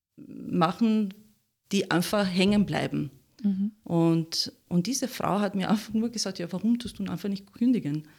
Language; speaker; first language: German; non-native, fluent; Italian